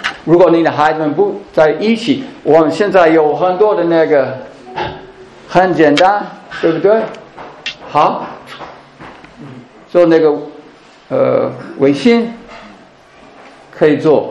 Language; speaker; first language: Chinese; non-native, fluent; English